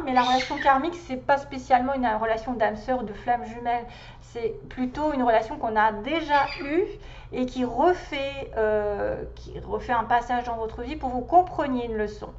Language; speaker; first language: French; native; French